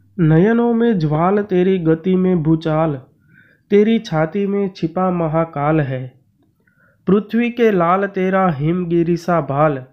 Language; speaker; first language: Hindi; non-native, local second language; Gujarati